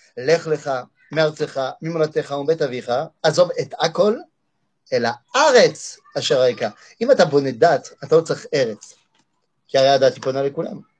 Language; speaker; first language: Hebrew; non-native, fluent; French